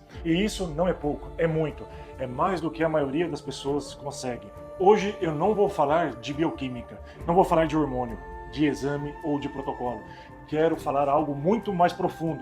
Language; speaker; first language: Portuguese; native; Portuguese